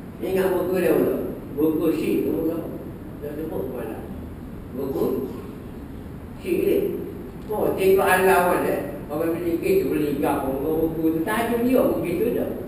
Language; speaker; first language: Malay; native; Malay